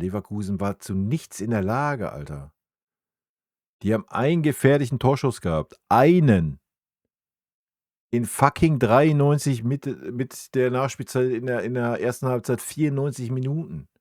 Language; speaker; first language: German; native; German